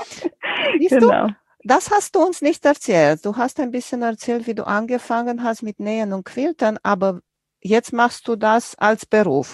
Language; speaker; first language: German; non-native, fluent; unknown